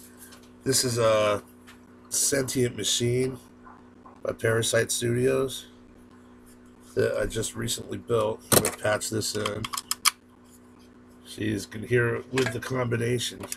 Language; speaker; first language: English; native; English